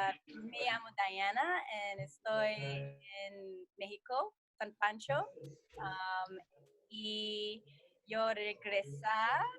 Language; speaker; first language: Spanish; non-native, learner; English